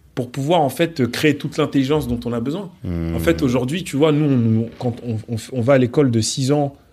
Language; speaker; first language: French; native; French